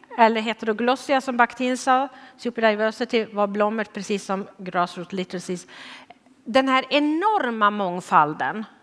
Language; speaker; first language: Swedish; native; Swedish